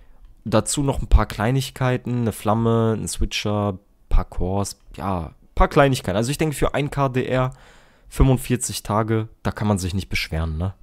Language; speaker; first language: German; native; German